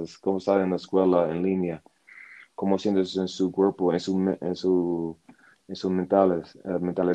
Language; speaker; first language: Spanish; non-native, learner; English